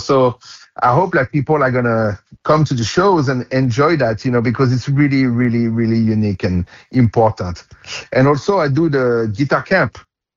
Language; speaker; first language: English; non-native, fluent; French